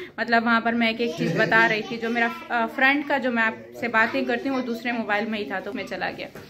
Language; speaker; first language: Urdu; native; Urdu